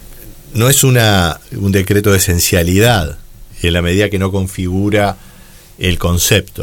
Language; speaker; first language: Spanish; native; Spanish